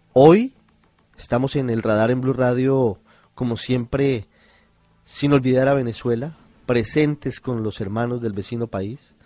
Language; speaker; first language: Spanish; native; Spanish